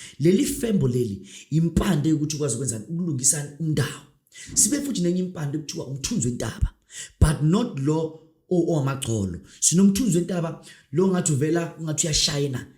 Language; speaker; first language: Zulu; non-native, local second language; Northern Sotho